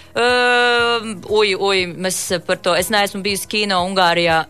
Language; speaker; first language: Latvian; early bilingual, heritage; Hungarian